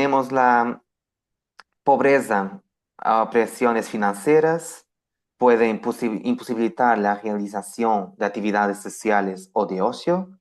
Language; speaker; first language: Spanish; non-native, fluent; Portuguese